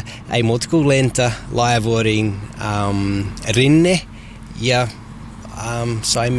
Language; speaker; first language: Finnish; non-native, learner; English